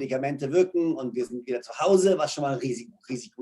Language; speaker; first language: German; native; German